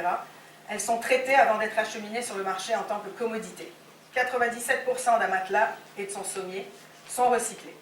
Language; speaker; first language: French; native; French